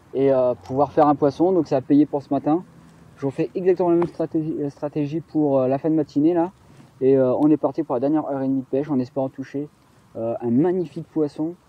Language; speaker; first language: French; native; French